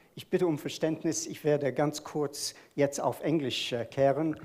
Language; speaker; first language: German; non-native, learner; English